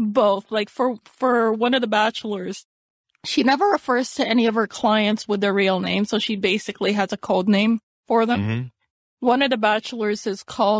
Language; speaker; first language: English; native; English